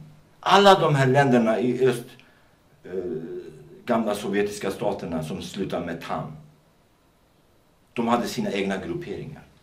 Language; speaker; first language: Swedish; non-native, fluent; Kurdish